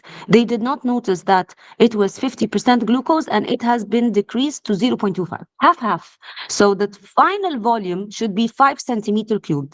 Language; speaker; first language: English; non-native, fluent; Arabic